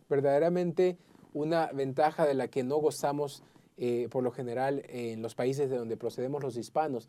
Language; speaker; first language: Spanish; native; Spanish